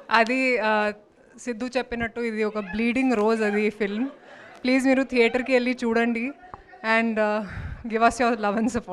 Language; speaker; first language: Telugu; non-native, fluent; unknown